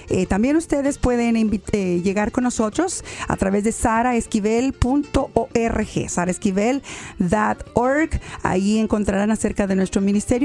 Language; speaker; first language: Spanish; native; Spanish